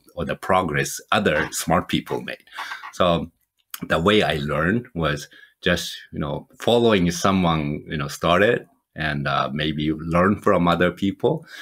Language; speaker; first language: English; non-native, fluent; Japanese